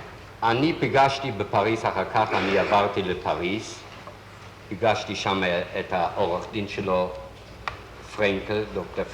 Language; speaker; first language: Hebrew; non-native, learner; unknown